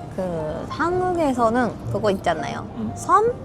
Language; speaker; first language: Korean; non-native, learner; Japanese